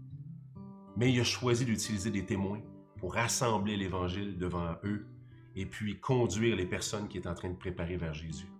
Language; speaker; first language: French; native; French